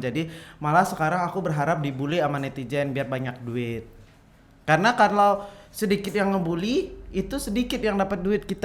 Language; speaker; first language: Indonesian; native; Indonesian